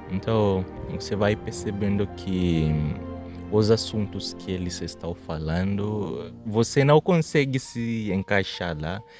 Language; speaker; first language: Portuguese; non-native, fluent; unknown